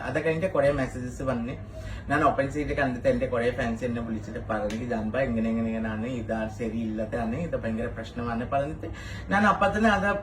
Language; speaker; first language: Malayalam; non-native, fluent; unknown